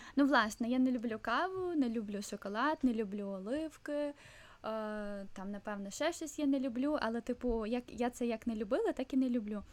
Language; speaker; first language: Ukrainian; non-native, local second language; Russian